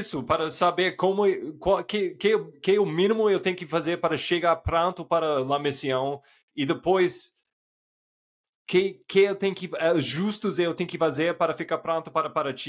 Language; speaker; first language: Portuguese; non-native, fluent; English